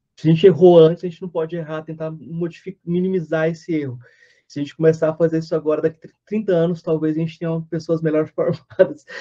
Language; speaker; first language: Portuguese; native; Portuguese